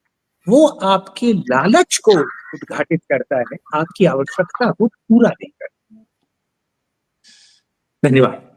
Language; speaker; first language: Hindi; native; Hindi